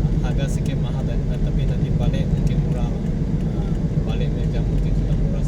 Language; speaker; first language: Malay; non-native, local second language; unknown